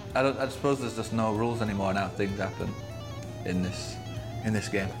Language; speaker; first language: English; native; English